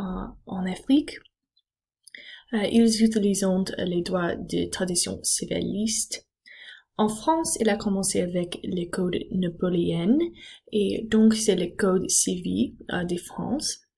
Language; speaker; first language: French; non-native, learner; English